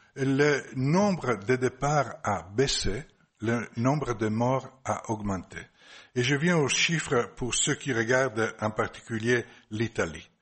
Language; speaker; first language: French; non-native, fluent; Italian